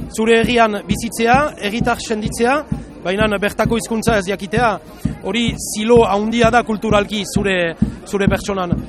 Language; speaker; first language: Basque; non-native, local second language; French